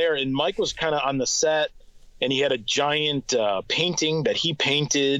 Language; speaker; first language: English; native; English